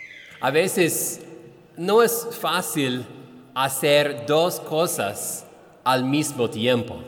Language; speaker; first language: Spanish; non-native, fluent; English